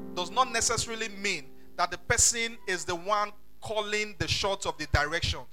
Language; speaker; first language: English; non-native, local second language; Yoruba